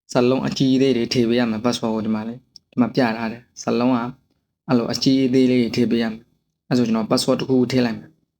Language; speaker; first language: Burmese; native; Burmese